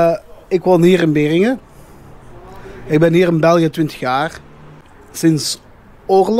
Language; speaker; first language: Dutch; non-native, learner; Serbian